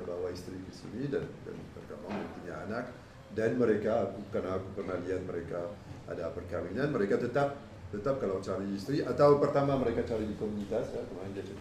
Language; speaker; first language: Indonesian; non-native, fluent; French